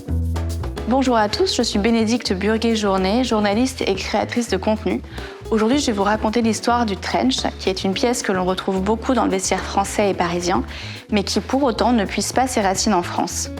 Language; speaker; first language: French; native; French